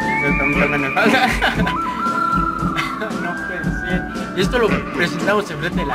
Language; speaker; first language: Spanish; native; Spanish